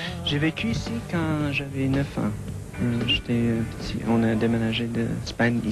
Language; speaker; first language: French; non-native, fluent; English